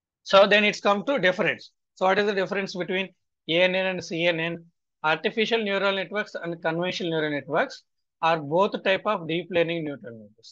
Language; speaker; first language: English; non-native, local second language; Telugu